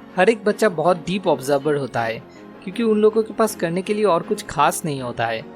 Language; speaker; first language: Hindi; native; Hindi